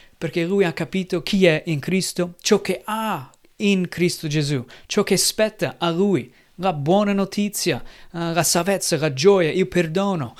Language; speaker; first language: Italian; non-native, fluent; English